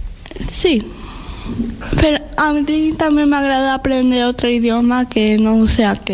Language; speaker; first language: Catalan; early bilingual, other home language; Spanish